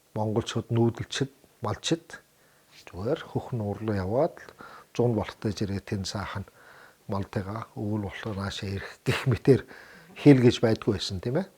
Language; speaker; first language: Mongolian; early bilingual, heritage; Mongolian